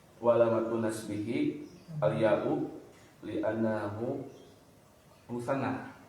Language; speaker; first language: Arabic; non-native, learner; Indonesian